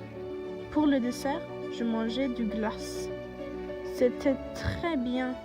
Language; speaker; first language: French; non-native, learner; Norwegian